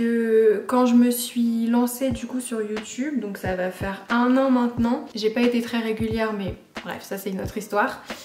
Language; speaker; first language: French; native; French